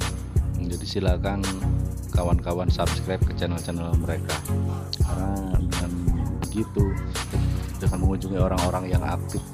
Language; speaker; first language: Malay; non-native, local second language; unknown